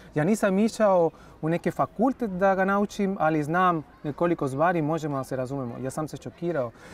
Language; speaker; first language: Serbian; non-native, fluent; Spanish